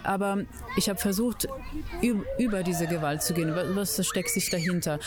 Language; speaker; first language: German; non-native, fluent; Italian